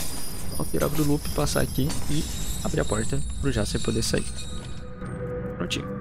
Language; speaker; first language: Portuguese; native; Portuguese